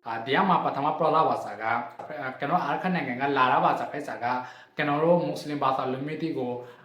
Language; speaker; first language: Burmese; non-native, local second language; Rohingya